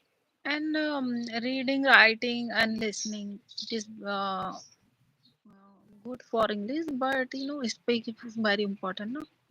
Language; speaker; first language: English; non-native, learner; Hindi